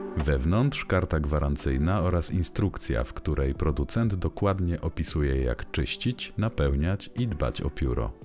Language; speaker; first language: Polish; native; Polish